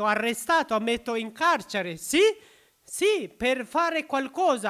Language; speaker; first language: Italian; non-native, learner; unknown